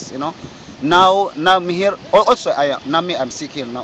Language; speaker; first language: English; non-native, learner; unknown